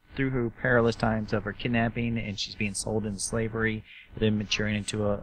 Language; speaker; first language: English; native; English